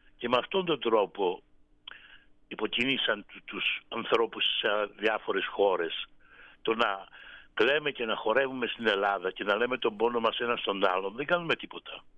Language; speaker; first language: Greek; native; Greek